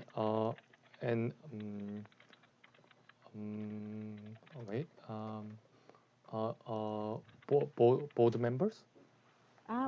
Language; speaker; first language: English; non-native, learner; Korean